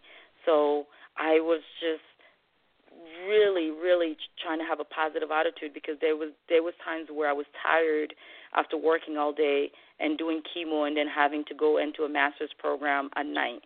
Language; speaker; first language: English; non-native, fluent; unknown